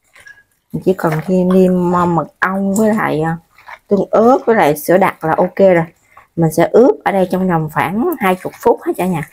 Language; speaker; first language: Vietnamese; native; Vietnamese